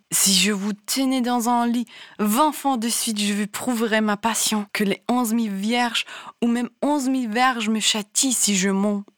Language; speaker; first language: French; non-native, fluent; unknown